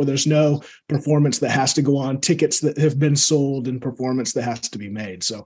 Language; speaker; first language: English; native; English